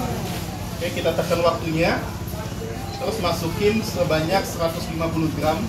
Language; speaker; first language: Indonesian; native; Indonesian